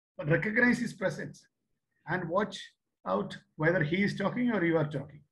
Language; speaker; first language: English; non-native, local second language; Malayalam